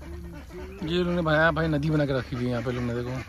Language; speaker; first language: Hindi; native; Hindi